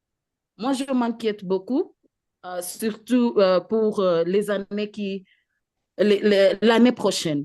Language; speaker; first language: French; non-native, fluent; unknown